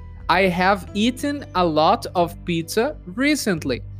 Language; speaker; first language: English; non-native, fluent; Portuguese